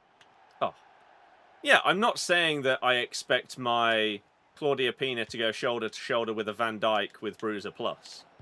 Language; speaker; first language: English; native; English